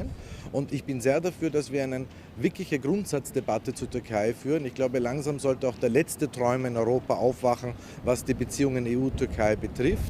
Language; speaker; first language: German; native; German